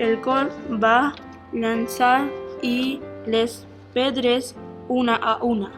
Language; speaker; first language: Catalan; non-native, learner; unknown